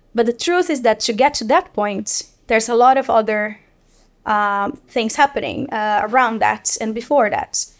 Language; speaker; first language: English; non-native, fluent; Portuguese